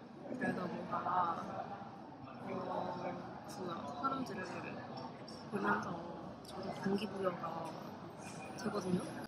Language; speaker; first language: Korean; non-native, fluent; English